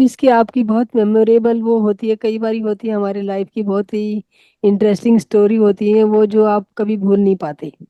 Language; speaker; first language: Hindi; native; Hindi